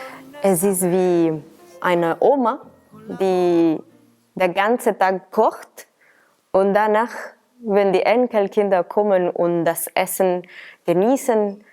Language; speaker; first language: German; non-native, fluent; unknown